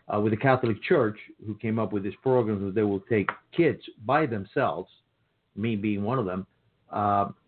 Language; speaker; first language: English; early bilingual, other home language; Spanish